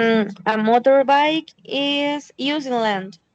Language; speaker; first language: English; non-native, learner; Spanish